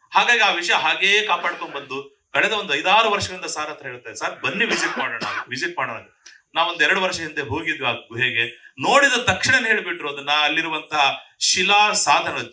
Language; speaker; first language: Kannada; native; Kannada